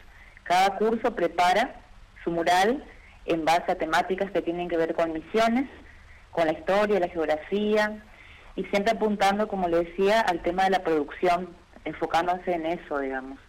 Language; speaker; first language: Spanish; native; Spanish